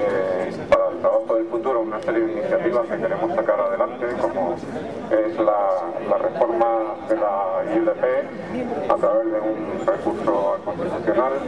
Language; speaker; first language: Spanish; native; Spanish